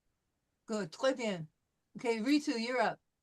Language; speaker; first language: French; non-native, fluent; English